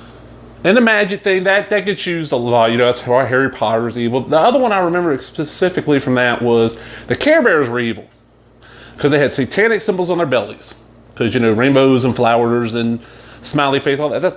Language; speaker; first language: English; native; English